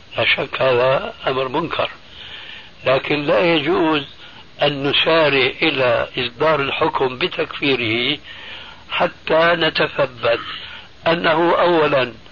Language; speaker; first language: Arabic; early bilingual, other home language; Albanian